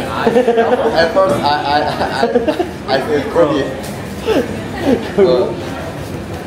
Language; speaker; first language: English; non-native, learner; Korean